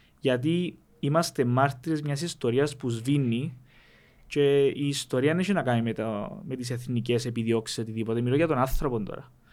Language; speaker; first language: Greek; native; Greek